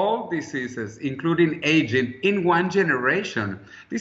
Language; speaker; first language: English; non-native, fluent; Spanish